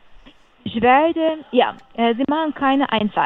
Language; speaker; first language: German; non-native, learner; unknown